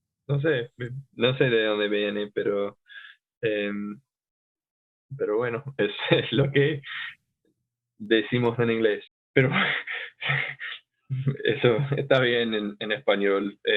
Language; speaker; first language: Spanish; non-native, fluent; English